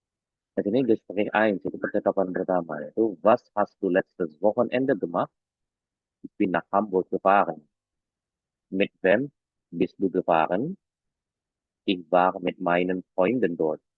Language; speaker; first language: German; non-native, fluent; Indonesian